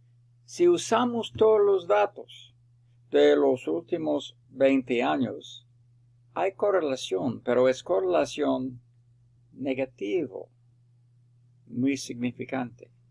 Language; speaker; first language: Spanish; non-native, fluent; English